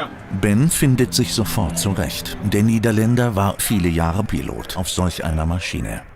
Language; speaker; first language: German; native; German